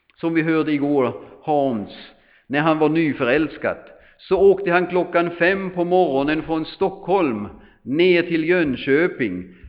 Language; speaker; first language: Swedish; non-native, fluent; German